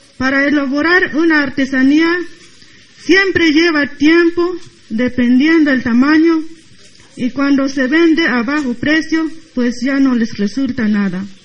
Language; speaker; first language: Spanish; non-native, local second language; Tzotzil